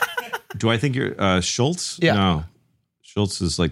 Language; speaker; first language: English; early bilingual, other home language; Spanish